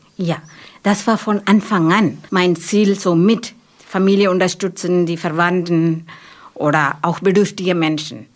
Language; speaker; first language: German; non-native, fluent; Malayalam